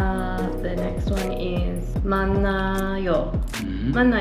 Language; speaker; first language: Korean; non-native, learner; English